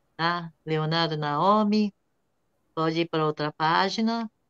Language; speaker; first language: Portuguese; non-native, fluent; Japanese